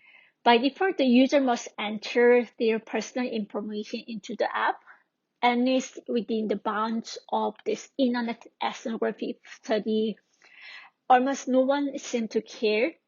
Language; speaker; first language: English; non-native, fluent; Korean